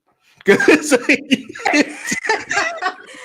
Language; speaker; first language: English; native; English